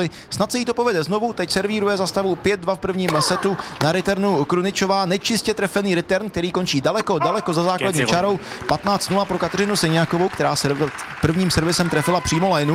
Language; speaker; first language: Czech; native; Czech